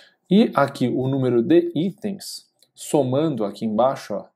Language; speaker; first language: Portuguese; native; Portuguese